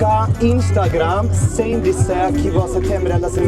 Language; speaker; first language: Portuguese; non-native, learner; Swedish